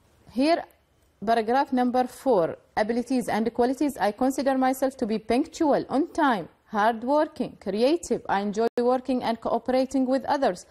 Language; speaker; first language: English; non-native, fluent; Arabic